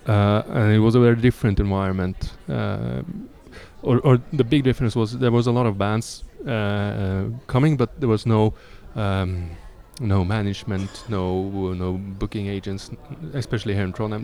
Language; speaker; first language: English; non-native, fluent; Norwegian